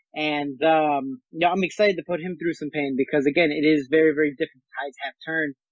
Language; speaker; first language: English; native; English